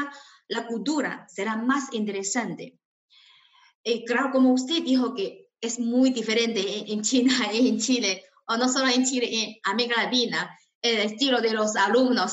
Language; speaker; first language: Spanish; non-native, fluent; Chinese